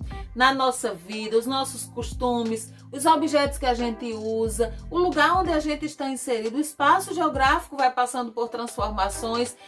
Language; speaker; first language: Portuguese; native; Portuguese